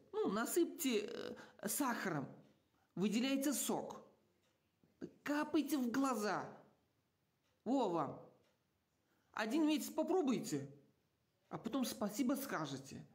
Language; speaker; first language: Russian; non-native, local second language; Uzbek